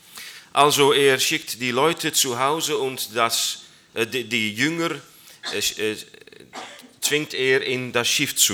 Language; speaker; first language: German; non-native, learner; Dutch